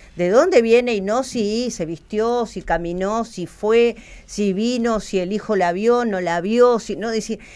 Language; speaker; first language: Spanish; native; Spanish